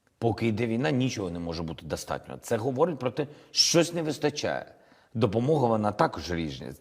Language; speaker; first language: Ukrainian; non-native, local second language; Russian